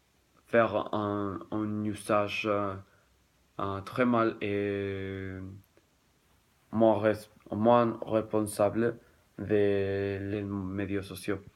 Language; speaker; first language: French; non-native, learner; Spanish